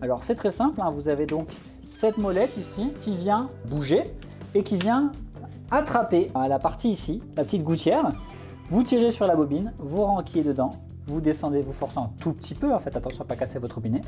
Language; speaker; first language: French; native; French